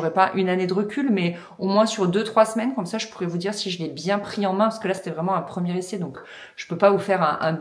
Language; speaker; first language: French; native; French